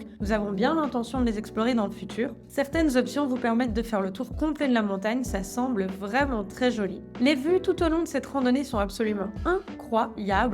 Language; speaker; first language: French; native; French